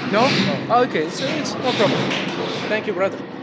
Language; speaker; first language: English; non-native, learner; French